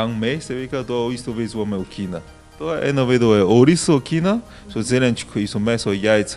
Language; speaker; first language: Macedonian; non-native, learner; Chinese